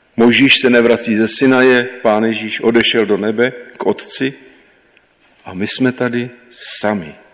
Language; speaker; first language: Czech; native; Czech